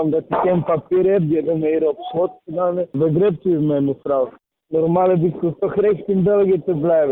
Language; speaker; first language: Dutch; early bilingual, other home language; Serbian